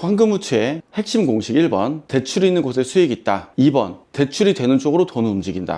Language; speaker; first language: Korean; native; Korean